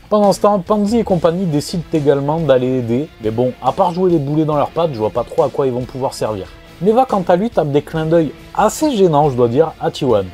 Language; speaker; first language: French; native; French